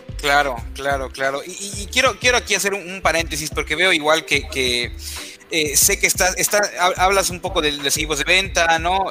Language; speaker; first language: Spanish; native; Spanish